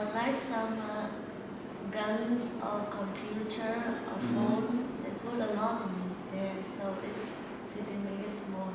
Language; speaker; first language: English; non-native, learner; Vietnamese